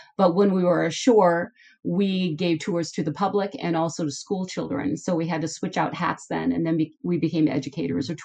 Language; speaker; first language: English; native; English